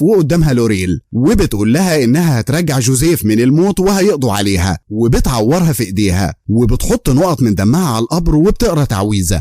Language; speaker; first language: Arabic; native; Arabic